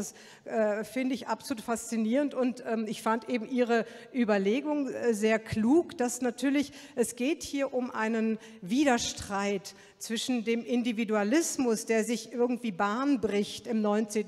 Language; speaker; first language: German; native; German